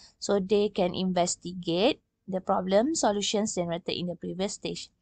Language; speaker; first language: English; non-native, local second language; Malay